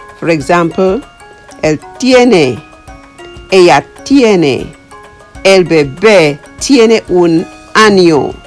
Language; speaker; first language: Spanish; non-native, learner; English